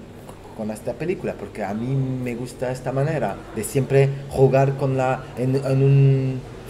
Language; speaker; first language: Spanish; non-native, fluent; Portuguese